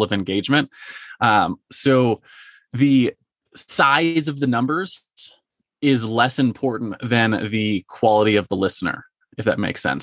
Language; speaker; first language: English; native; English